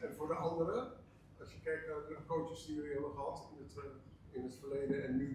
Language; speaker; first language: Dutch; non-native, local second language; Papiamento